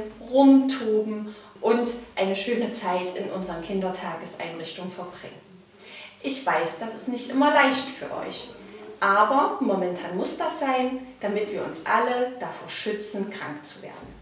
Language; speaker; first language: German; native; German